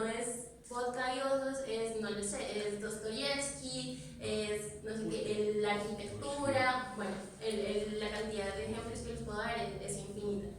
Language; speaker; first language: Spanish; native; Spanish